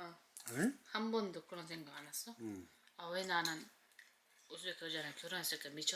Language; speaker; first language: Korean; non-native, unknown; Uzbek